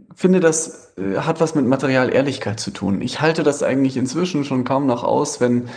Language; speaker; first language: German; native; German